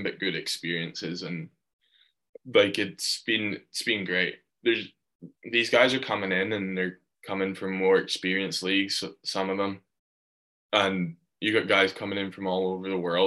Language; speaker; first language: English; native; English